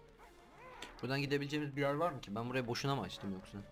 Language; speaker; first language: Turkish; native; Turkish